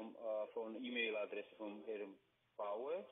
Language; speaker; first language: German; non-native, fluent; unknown